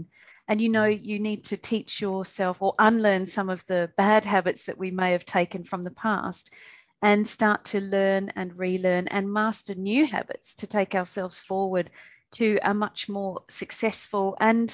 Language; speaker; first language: English; native; English